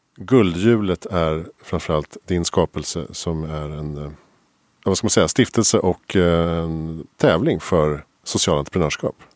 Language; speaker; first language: Swedish; native; Swedish